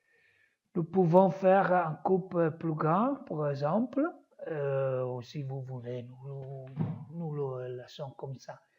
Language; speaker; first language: French; non-native, learner; Italian